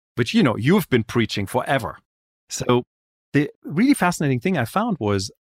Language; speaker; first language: English; non-native, fluent; German